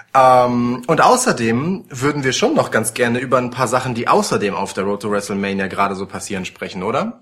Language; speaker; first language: German; early bilingual, other home language; Polish